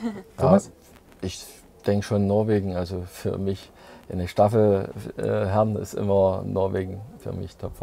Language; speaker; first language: German; native; German